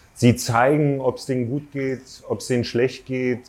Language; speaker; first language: German; native; German